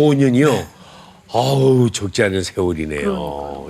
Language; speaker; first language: Korean; native; Korean